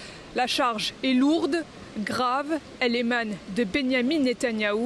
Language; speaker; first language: French; native; French